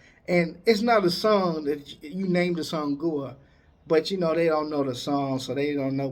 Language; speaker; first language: English; native; English